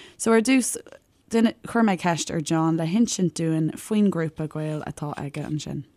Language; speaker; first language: Irish; native; Irish